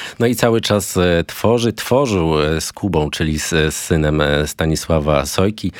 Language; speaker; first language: Polish; native; Polish